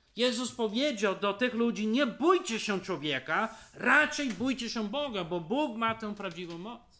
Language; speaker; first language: Polish; non-native, fluent; English